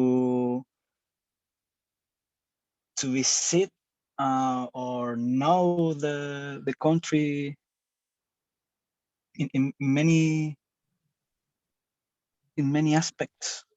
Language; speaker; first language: English; non-native, learner; Spanish